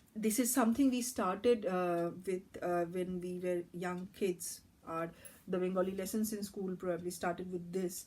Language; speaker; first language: English; non-native, local second language; Bangla